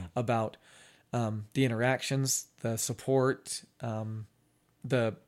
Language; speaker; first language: English; native; English